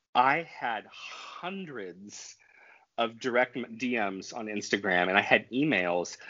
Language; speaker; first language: English; native; English